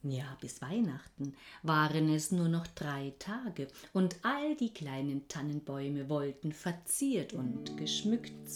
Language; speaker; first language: German; native; German